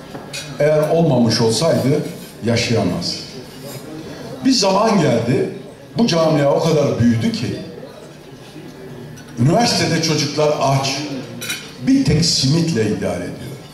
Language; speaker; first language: Turkish; native; Turkish